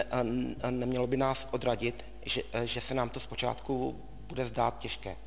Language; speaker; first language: Czech; native; Czech